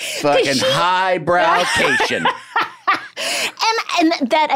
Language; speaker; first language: English; native; English